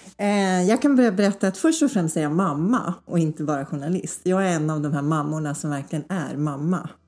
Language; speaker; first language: Swedish; early bilingual, other home language; Polish